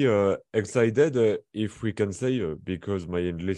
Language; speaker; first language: English; non-native, learner; French